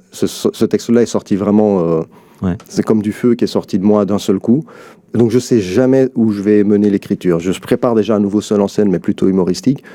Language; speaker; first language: French; early bilingual, other home language; Arabic